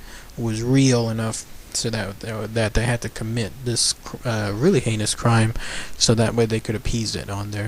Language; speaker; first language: English; native; English